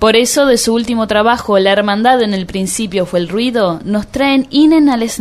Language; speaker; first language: Spanish; native; Spanish